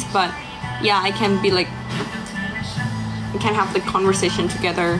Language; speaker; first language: English; non-native, learner; Thai